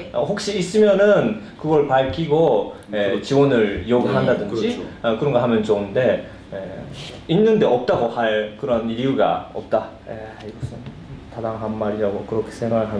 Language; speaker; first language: Korean; early bilingual, heritage; Korean